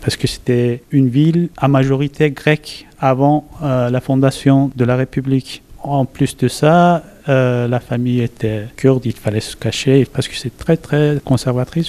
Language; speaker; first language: French; non-native, fluent; Kurdish